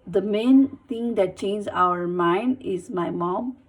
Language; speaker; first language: English; non-native, learner; Nepali